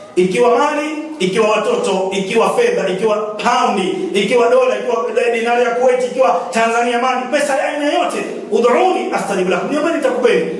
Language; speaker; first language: Swahili; native; Swahili